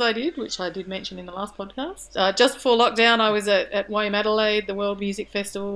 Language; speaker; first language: English; native; English